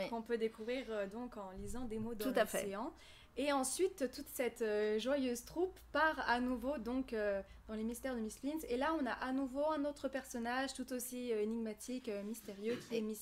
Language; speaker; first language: French; native; French